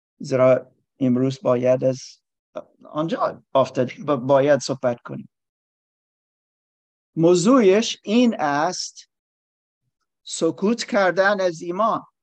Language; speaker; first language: Persian; non-native, learner; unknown